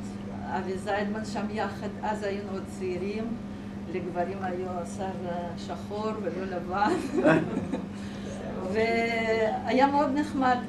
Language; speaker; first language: Hebrew; non-native, fluent; Russian